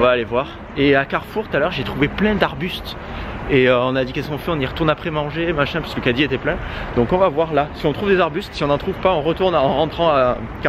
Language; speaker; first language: French; native; French